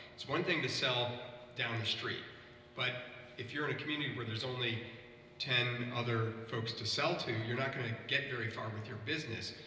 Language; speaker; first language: English; native; English